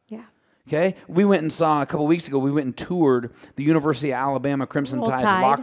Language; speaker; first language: English; native; English